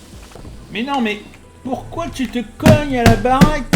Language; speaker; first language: French; native; French